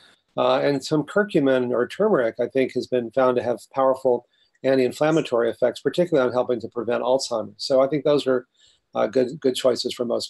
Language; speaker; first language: English; native; English